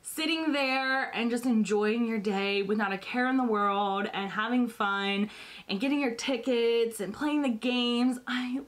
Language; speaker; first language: English; native; English